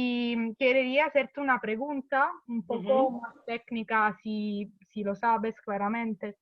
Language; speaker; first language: Spanish; non-native, fluent; Italian